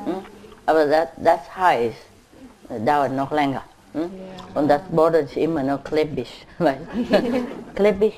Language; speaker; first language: German; non-native, learner; Vietnamese